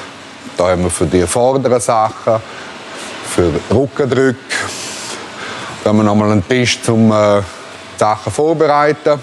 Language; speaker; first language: German; native; German